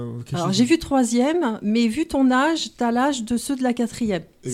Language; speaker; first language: French; native; French